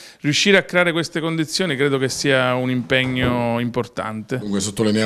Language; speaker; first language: Italian; native; Italian